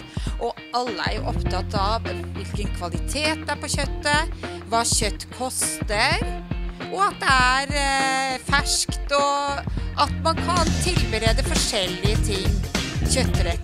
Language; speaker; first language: Norwegian; native; Norwegian